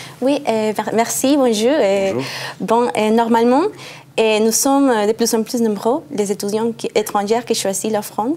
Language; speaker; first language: French; non-native, learner; Spanish